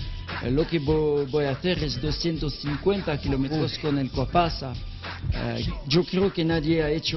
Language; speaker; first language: Spanish; non-native, learner; French